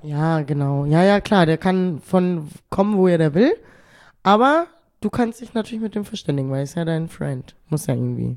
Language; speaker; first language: German; native; German